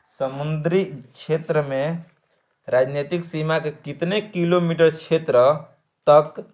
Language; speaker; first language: Hindi; native; Hindi